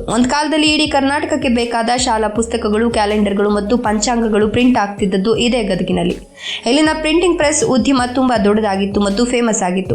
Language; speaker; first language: Kannada; native; Kannada